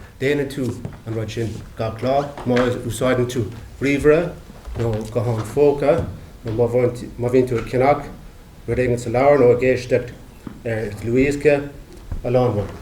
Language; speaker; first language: Irish; non-native, local second language; English